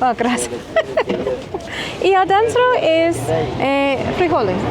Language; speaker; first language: Spanish; non-native, learner; English